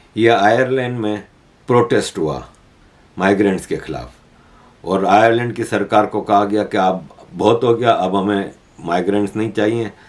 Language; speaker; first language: Urdu; native; Urdu